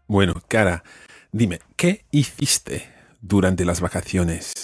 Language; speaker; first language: Spanish; non-native, fluent; English